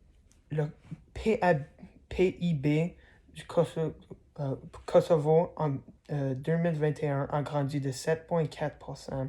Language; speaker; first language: French; non-native, learner; English